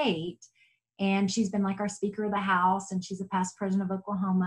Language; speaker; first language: English; native; English